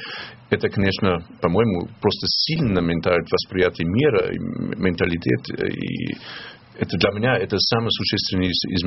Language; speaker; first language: Russian; non-native, fluent; German